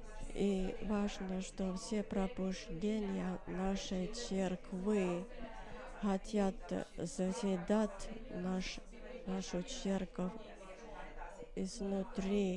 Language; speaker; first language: Russian; non-native, learner; Finnish